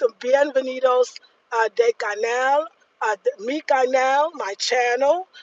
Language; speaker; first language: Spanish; non-native, learner; English